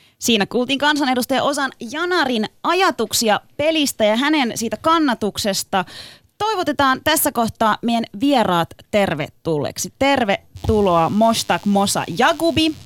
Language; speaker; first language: Finnish; early bilingual, other home language; Turkish